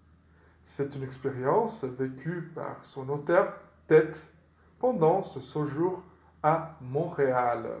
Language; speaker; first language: French; non-native, fluent; Portuguese